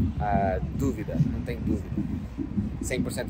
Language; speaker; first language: Portuguese; non-native, fluent; English